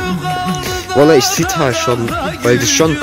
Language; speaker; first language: German; early bilingual, other home language; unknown